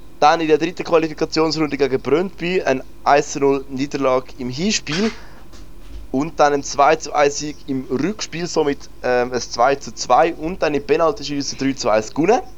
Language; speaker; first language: German; native; German